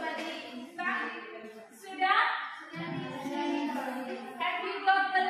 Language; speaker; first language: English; non-native, fluent; Indonesian